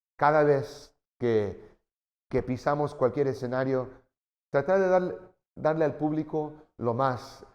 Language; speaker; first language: Spanish; early bilingual, heritage; Spanish